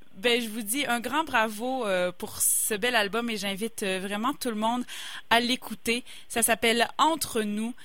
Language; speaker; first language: French; native; French